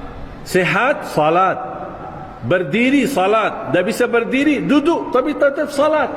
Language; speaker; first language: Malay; non-native, fluent; Arabic